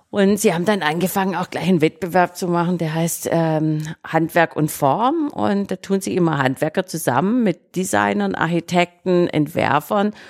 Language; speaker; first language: German; native; German